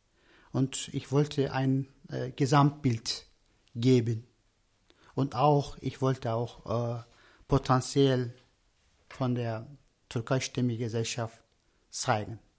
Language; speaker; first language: German; non-native, learner; Turkish